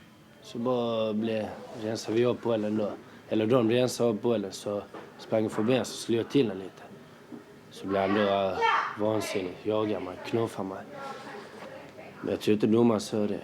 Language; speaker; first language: Swedish; early bilingual, other home language; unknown